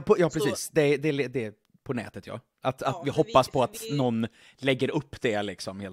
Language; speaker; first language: Swedish; native; Swedish